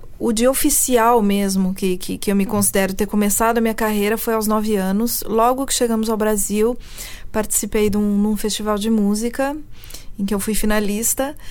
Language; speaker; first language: Portuguese; early bilingual, heritage; Portuguese